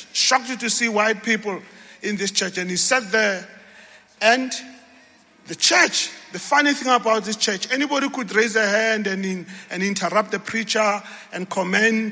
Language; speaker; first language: English; non-native, local second language; Zulu